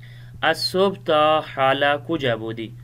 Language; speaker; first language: Persian; non-native, fluent; Urdu